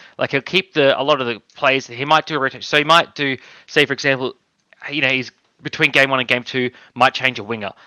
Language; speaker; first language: English; native; English